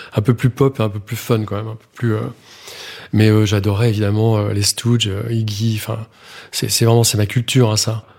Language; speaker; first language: French; native; French